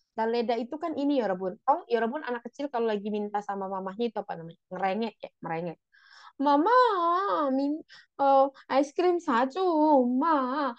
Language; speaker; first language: Indonesian; native; Indonesian